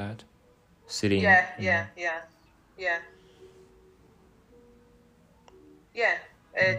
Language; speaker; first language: English; non-native, learner; Italian